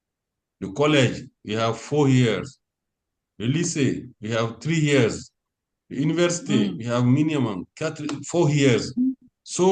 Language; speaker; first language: English; non-native, learner; French